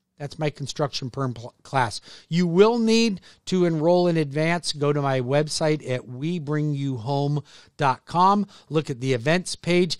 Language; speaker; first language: English; native; English